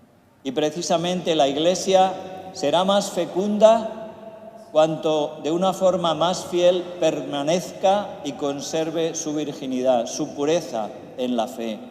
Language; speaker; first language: Spanish; native; Spanish